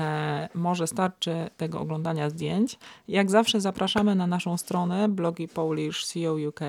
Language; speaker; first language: Polish; native; Polish